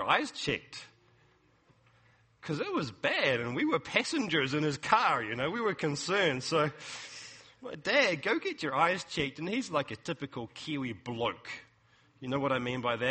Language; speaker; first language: English; native; English